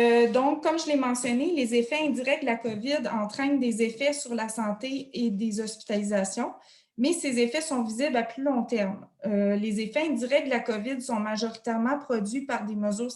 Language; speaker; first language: French; native; French